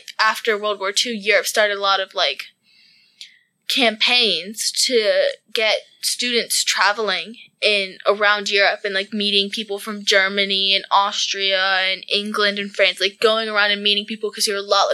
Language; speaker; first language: English; native; English